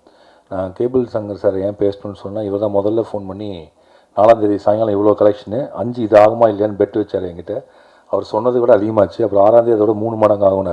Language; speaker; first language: Tamil; native; Tamil